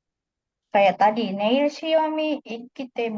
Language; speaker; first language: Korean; non-native, fluent; Indonesian